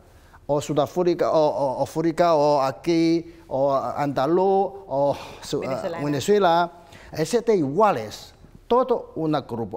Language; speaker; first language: Spanish; non-native, learner; Chinese